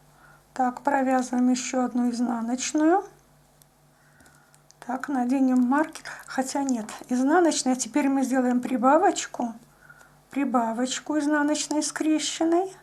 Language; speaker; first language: Russian; native; Russian